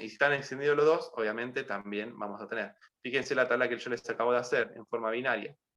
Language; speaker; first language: Spanish; native; Spanish